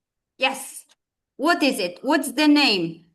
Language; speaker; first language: English; non-native, fluent; Kazakh